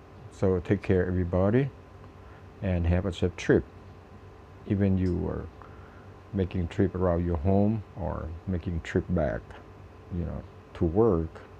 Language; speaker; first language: English; non-native, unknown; Thai